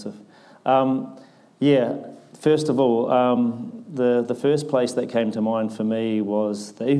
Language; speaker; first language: English; native; English